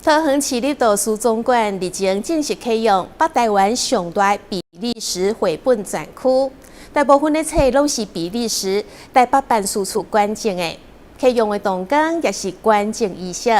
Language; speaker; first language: Chinese; native; Chinese